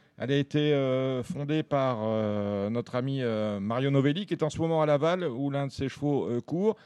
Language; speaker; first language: French; native; French